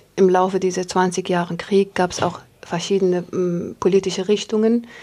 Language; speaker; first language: German; non-native, fluent; Pashto